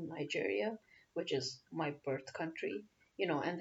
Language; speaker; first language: English; non-native, local second language; Urdu